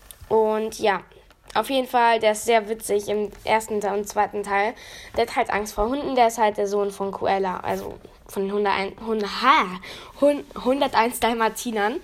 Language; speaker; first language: German; native; German